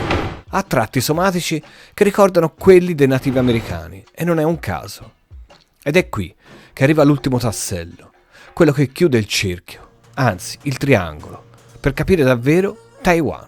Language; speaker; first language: Italian; native; Italian